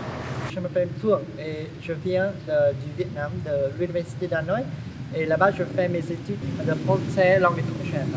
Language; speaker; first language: French; non-native, learner; Vietnamese